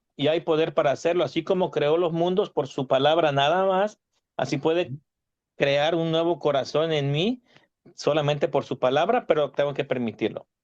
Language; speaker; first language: Spanish; native; Spanish